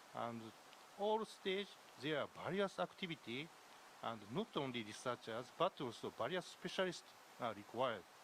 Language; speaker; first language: English; non-native, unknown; Japanese